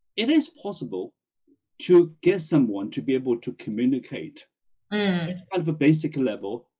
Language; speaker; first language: English; non-native, fluent; Chinese